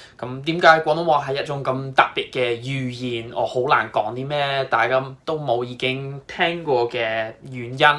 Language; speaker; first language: Cantonese; non-native, fluent; English